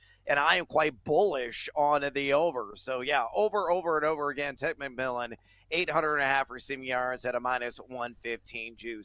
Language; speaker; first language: English; native; English